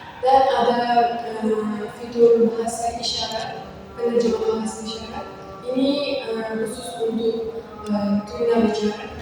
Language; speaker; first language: Indonesian; non-native, learner; Uzbek